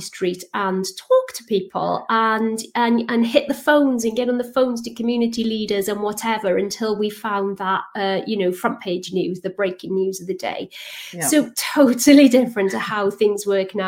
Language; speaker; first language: English; native; English